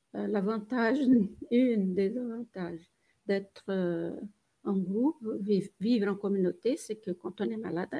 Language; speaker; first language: French; non-native, fluent; Portuguese